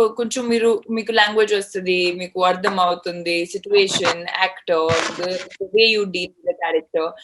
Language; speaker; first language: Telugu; non-native, fluent; Hindi